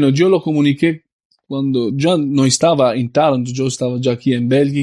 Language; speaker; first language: Spanish; non-native, fluent; Italian